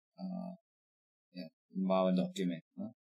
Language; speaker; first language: English; non-native, local second language; Filipino